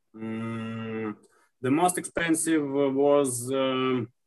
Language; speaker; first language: English; non-native, learner; Russian